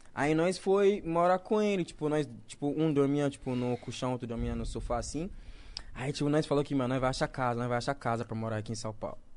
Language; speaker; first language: Portuguese; non-native, fluent; Akan